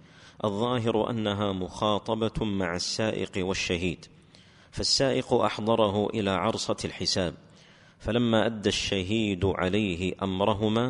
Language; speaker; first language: Arabic; native; Arabic